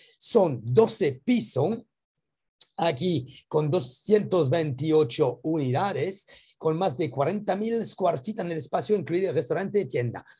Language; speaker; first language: Spanish; non-native, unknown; French